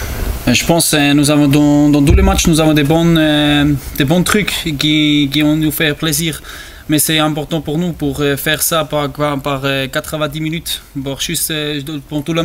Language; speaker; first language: French; non-native, learner; German